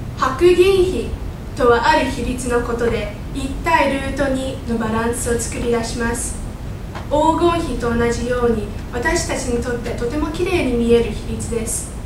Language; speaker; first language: Japanese; non-native, fluent; English